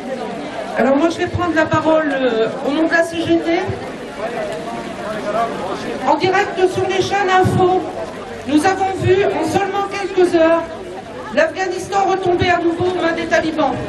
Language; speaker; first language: French; native; French